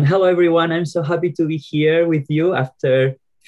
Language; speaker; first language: English; non-native, fluent; Spanish